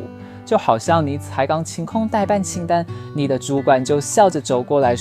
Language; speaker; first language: Chinese; native; Chinese